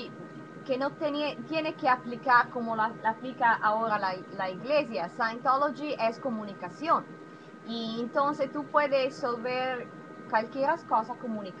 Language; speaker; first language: Spanish; non-native, learner; Italian